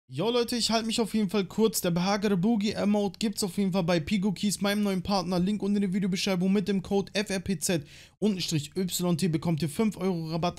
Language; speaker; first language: German; native; German